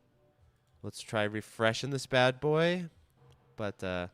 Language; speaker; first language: English; native; English